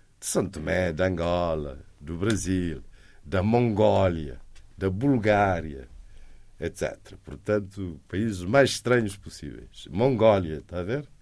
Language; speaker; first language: Portuguese; non-native, local second language; Kabuverdianu